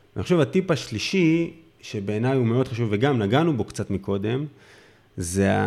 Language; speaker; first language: Hebrew; native; Hebrew